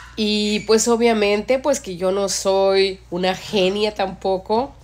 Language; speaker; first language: Spanish; native; Spanish